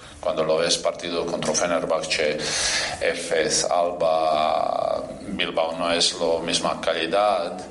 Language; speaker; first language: Spanish; non-native, fluent; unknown